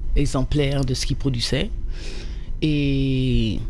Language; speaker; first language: French; native; French